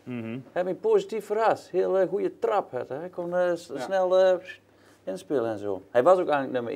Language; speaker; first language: Dutch; native; Dutch